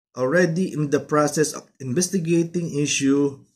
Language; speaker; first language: English; non-native, local second language; Filipino